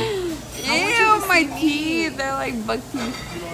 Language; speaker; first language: English; early bilingual, other home language; Spanish